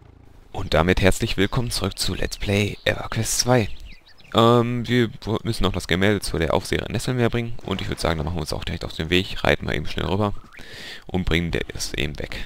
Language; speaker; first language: German; native; German